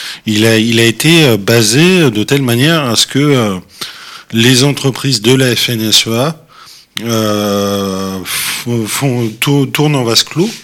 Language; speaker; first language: French; native; French